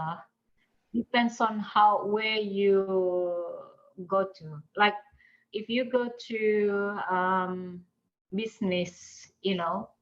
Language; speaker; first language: English; non-native, fluent; Indonesian